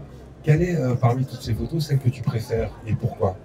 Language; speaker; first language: French; native; French